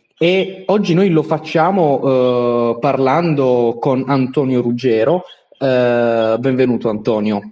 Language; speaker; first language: Italian; native; Italian